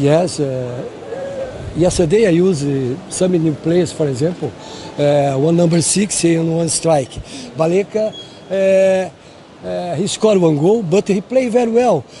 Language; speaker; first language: English; non-native, learner; Portuguese